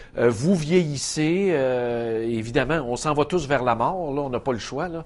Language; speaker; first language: French; native; French